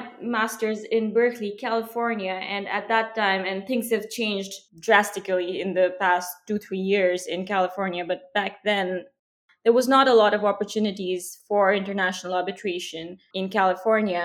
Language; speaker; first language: English; non-native, local second language; Hindi